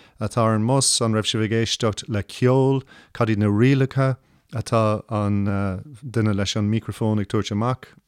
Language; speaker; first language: Irish; non-native, local second language; English